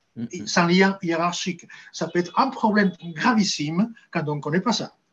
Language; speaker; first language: French; non-native, fluent; Spanish